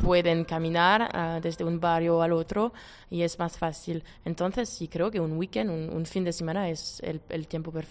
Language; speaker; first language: Spanish; non-native, fluent; French